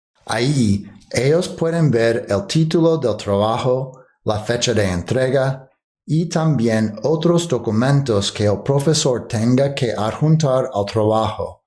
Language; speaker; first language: Spanish; non-native, fluent; English